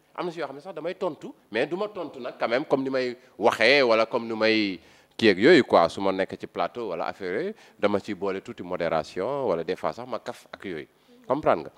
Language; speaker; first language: Wolof; native; Wolof